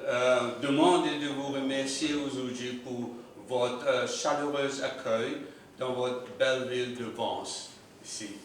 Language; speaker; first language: French; non-native, local second language; Morisyen